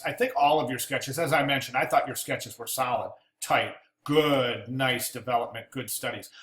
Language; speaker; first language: English; native; English